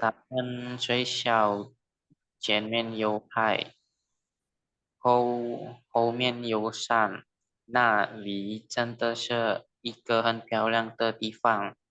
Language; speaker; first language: Chinese; non-native, learner; Indonesian